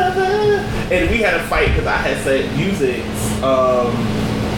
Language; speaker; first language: English; native; English